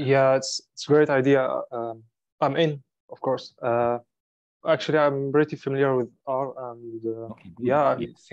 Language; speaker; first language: English; non-native, fluent; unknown